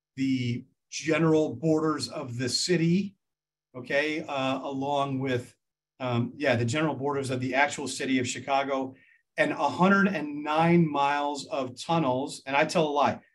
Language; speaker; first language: English; native; English